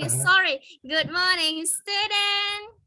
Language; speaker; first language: English; non-native, fluent; Indonesian